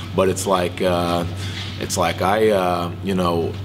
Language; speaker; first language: English; native; English